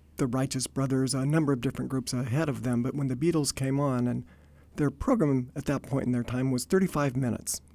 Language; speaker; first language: English; native; English